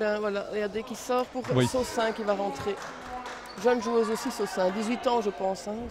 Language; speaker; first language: French; native; French